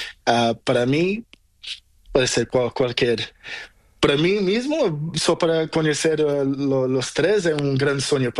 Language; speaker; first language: Spanish; non-native, learner; Portuguese